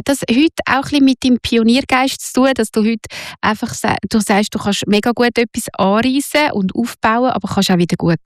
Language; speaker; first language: German; native; German